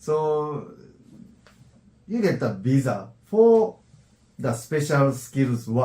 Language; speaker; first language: English; non-native, learner; Japanese